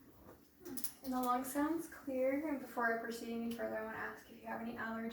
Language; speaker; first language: English; native; English